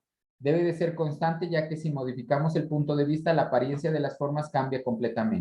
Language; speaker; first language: Spanish; native; Spanish